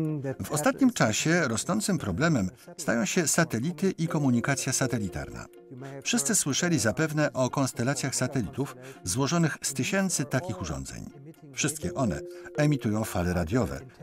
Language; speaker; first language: Polish; native; Polish